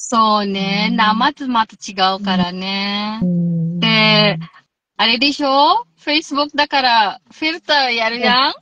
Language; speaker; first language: Japanese; non-native, local second language; Filipino